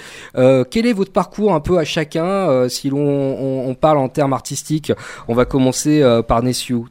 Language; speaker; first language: French; native; French